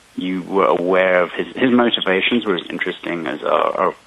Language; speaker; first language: English; native; English